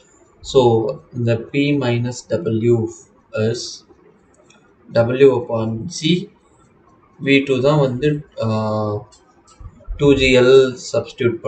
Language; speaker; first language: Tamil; native; Tamil